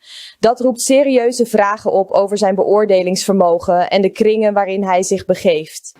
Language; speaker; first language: Dutch; native; Dutch